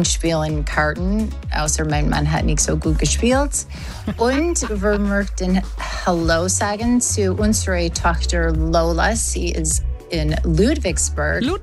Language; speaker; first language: German; non-native, learner; English